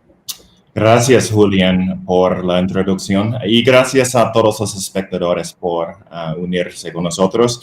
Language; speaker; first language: Spanish; non-native, fluent; English